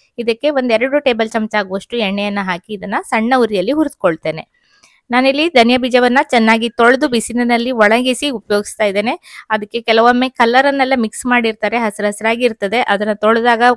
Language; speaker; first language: Kannada; native; Kannada